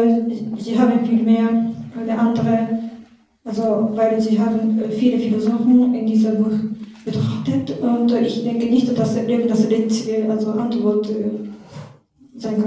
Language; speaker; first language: German; non-native, learner; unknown